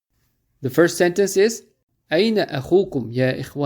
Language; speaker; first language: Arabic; non-native, fluent; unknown